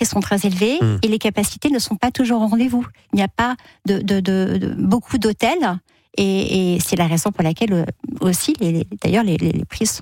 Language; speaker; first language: French; native; French